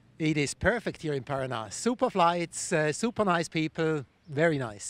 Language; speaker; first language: English; non-native, fluent; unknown